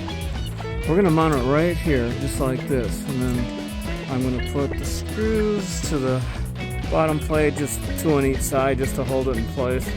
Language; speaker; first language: English; native; English